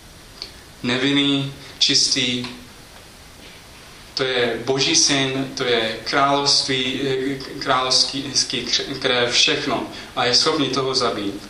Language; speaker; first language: Czech; non-native, fluent; English